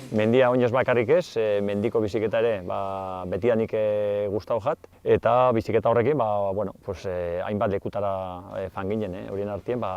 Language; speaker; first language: Basque; non-native, local second language; Spanish